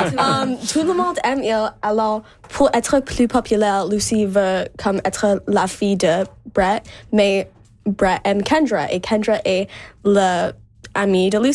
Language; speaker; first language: French; non-native, local second language; English